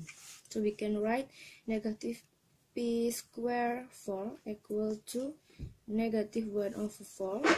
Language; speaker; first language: English; non-native, learner; Indonesian